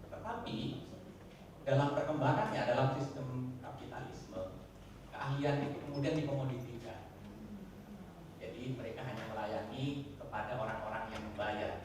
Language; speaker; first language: Indonesian; native; Indonesian